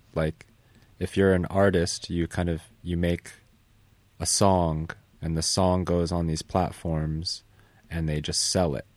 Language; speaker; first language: English; native; English